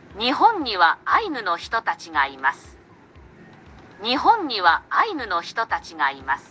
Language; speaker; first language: Japanese; non-native, learner; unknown